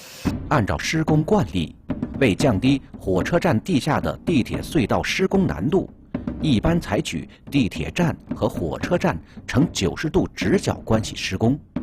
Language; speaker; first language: Chinese; native; Chinese